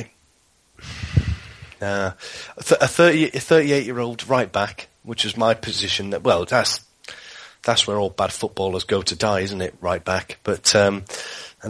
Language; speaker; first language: English; native; English